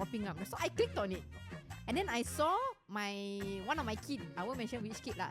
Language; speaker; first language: English; native; English